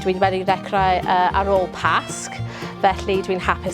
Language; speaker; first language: Welsh; non-native, learner; English